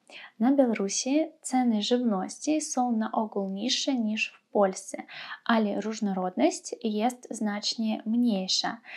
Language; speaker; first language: Polish; non-native, fluent; Russian